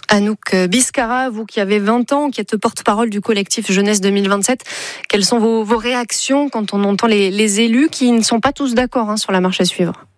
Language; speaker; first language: French; native; French